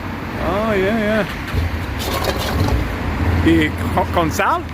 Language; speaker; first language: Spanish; non-native, learner; English